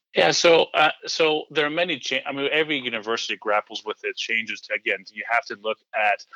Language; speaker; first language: English; early bilingual, heritage; Greek